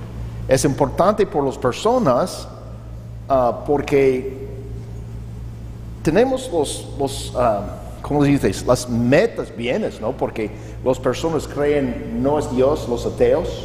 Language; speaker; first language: Spanish; non-native, learner; English